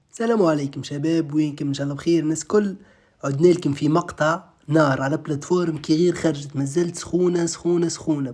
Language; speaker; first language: Arabic; native; Arabic